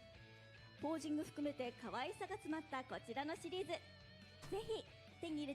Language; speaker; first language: Japanese; native; Japanese